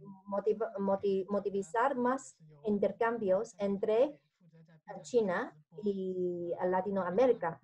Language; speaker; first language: Spanish; non-native, learner; Chinese